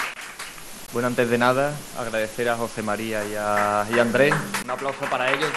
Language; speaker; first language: Spanish; native; Spanish